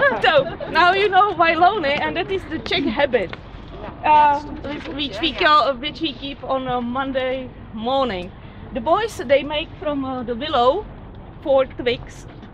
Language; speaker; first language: English; non-native, fluent; Czech